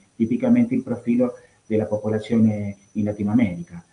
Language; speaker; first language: Italian; non-native, fluent; Spanish